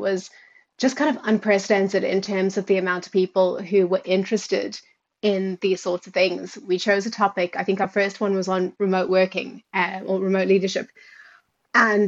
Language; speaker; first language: English; native; English